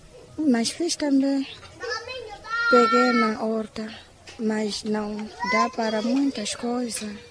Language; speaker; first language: Portuguese; non-native, local second language; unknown